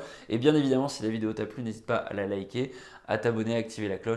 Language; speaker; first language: French; native; French